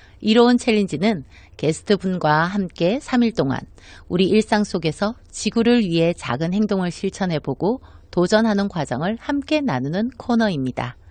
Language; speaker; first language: Korean; native; Korean